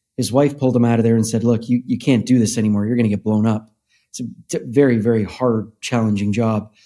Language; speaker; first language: English; native; English